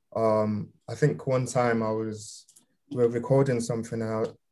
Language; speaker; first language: English; early bilingual, other home language; Yoruba